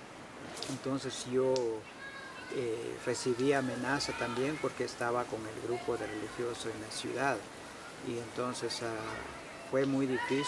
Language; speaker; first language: Spanish; non-native, local second language; Kʼicheʼ